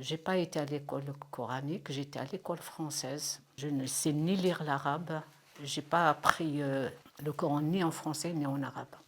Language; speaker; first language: French; non-native, local second language; Kabyle